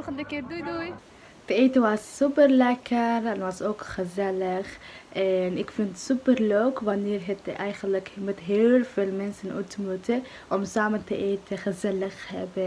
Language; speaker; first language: Dutch; non-native, learner; Somali